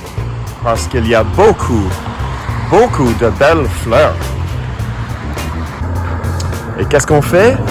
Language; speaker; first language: French; non-native, fluent; English